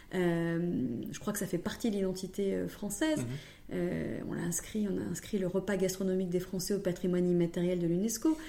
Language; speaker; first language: French; native; French